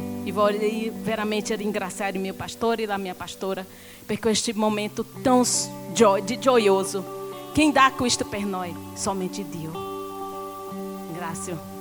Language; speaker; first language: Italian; non-native, learner; Portuguese